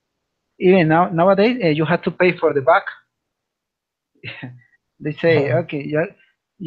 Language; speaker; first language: English; non-native, learner; Spanish